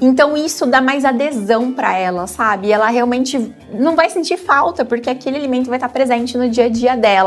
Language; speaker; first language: Portuguese; native; Portuguese